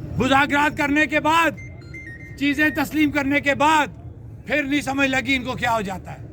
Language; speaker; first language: Urdu; non-native, local second language; Punjabi